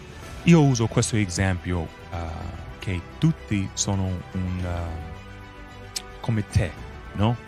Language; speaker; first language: Italian; non-native, fluent; English